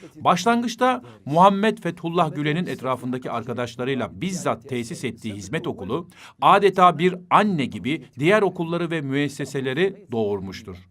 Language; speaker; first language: Turkish; non-native, fluent; Arabic